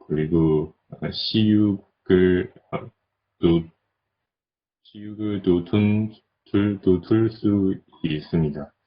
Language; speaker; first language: Korean; non-native, learner; Chinese